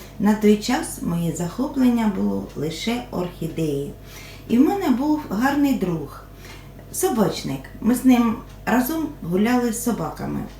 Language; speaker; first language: Ukrainian; non-native, local second language; Russian